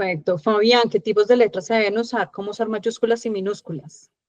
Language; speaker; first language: Spanish; native; Spanish